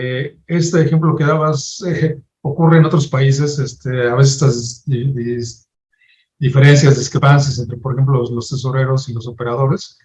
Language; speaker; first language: Spanish; native; Spanish